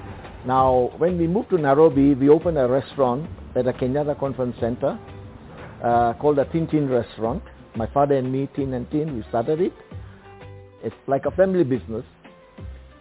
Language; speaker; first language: English; non-native, local second language; Cantonese